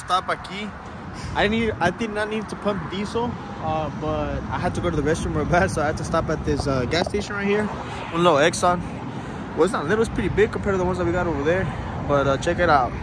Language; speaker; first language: English; early bilingual, other home language; Spanish